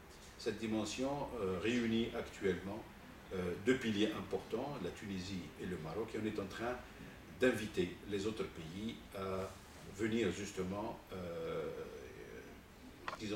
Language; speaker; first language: French; non-native, local second language; Arabic